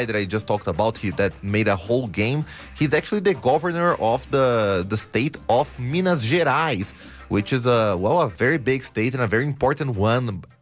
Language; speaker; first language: English; non-native, fluent; Portuguese